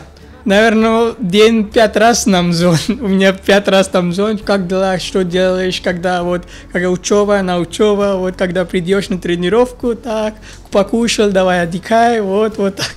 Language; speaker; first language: Russian; non-native, fluent; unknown